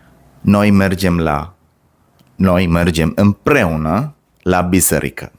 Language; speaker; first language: Romanian; non-native, learner; Sinhala